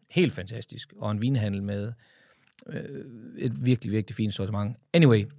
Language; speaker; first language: Danish; native; Danish